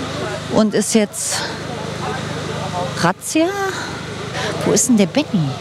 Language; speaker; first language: German; native; German